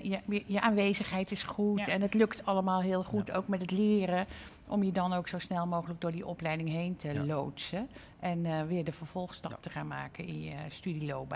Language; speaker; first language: Dutch; native; Dutch